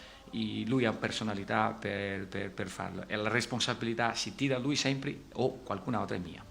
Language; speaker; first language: Italian; non-native, fluent; Portuguese